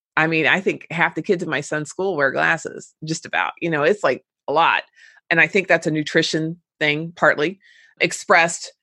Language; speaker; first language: English; native; English